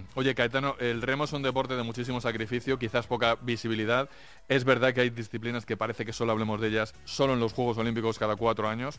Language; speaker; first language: Spanish; native; Spanish